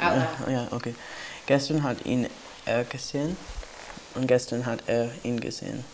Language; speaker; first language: German; non-native, learner; English